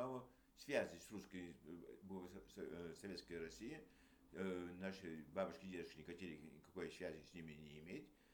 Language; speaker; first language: Russian; early bilingual, heritage; Russian